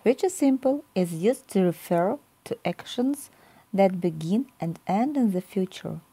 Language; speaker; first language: English; non-native, fluent; Ukrainian